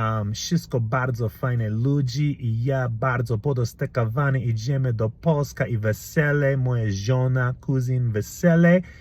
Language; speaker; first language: Polish; non-native, learner; English